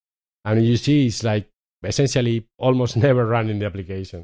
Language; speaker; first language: English; non-native, fluent; Spanish